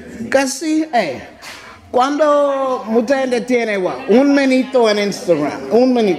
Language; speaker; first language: Spanish; non-native, learner; English